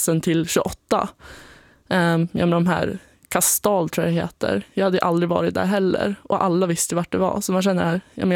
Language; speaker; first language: Swedish; native; Swedish